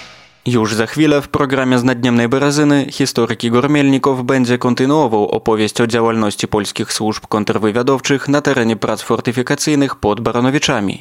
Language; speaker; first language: Polish; native; Polish